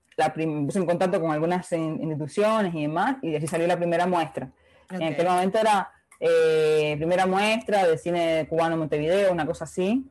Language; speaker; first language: Spanish; native; Spanish